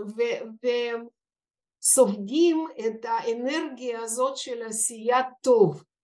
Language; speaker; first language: Hebrew; non-native, fluent; Russian